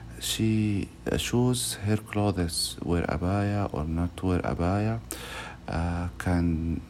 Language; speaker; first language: English; non-native, learner; Arabic